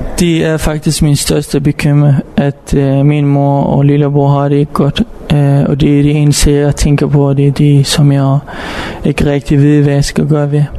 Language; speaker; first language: Danish; non-native, fluent; Arabic